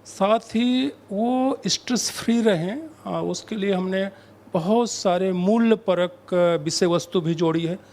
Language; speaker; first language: Hindi; native; Hindi